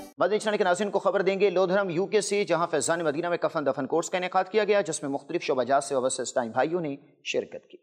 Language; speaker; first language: Urdu; native; Urdu